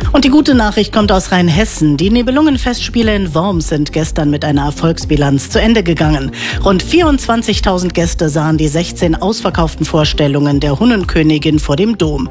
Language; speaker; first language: German; native; German